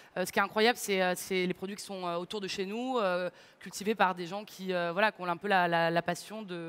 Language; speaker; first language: French; native; French